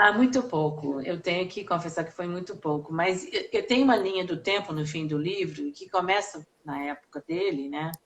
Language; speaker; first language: Portuguese; non-native, fluent; English